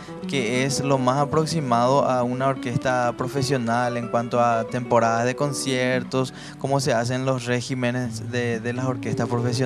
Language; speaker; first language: Spanish; native; Spanish